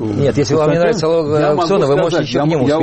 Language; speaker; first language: Russian; native; Russian